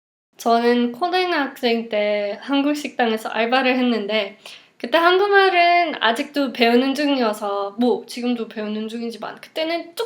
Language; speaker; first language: Korean; non-native, fluent; English